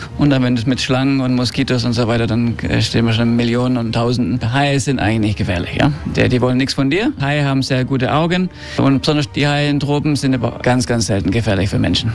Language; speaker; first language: German; early bilingual, heritage; German